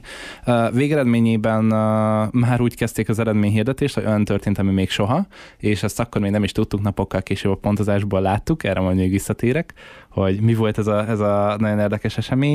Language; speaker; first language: Hungarian; native; Hungarian